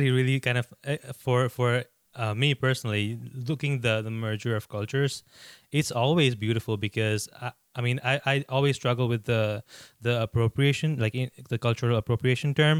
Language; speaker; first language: English; non-native, local second language; Gujarati